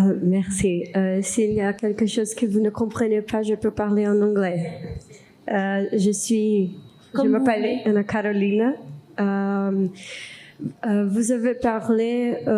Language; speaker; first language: French; non-native, fluent; Portuguese